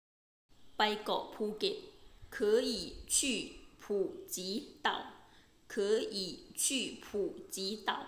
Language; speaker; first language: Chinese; non-native, fluent; Thai